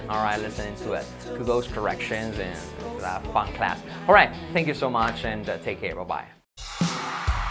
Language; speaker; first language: English; non-native, fluent; Spanish